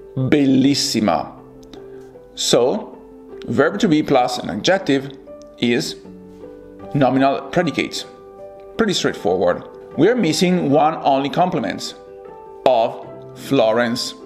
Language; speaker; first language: English; non-native, fluent; Italian